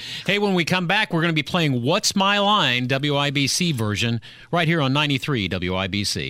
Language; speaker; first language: English; native; English